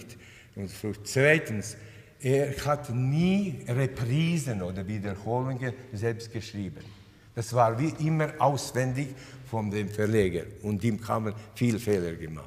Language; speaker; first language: German; non-native, fluent; Latvian